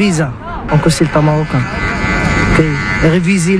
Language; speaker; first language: French; non-native, learner; Arabic